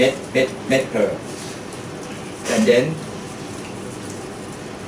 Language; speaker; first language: English; non-native, learner; Thai